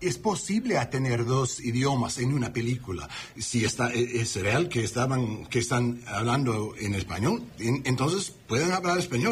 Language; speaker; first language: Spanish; non-native, learner; English